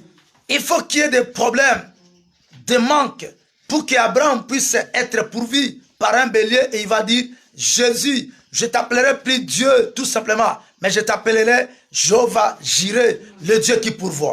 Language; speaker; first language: French; non-native, local second language; Lingala